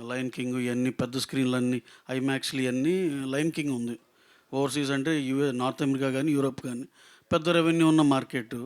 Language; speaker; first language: Telugu; native; Telugu